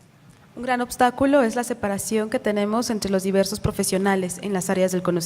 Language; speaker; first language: Spanish; native; Spanish